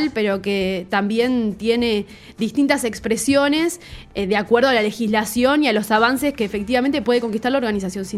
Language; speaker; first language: Spanish; native; Spanish